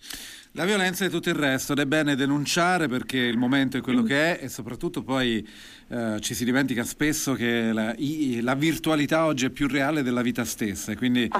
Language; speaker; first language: Italian; native; Italian